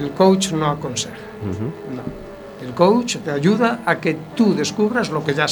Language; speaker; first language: Spanish; native; Spanish